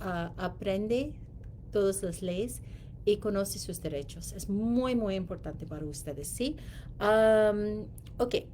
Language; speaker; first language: Spanish; non-native, learner; English